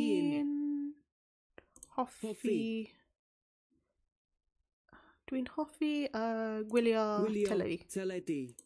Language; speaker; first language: Welsh; non-native, learner; English